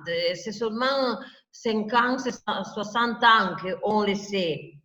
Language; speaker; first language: French; non-native, fluent; Italian